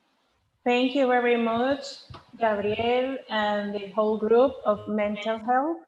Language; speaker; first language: English; non-native, fluent; Spanish